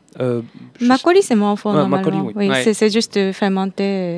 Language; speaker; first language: French; non-native, fluent; Japanese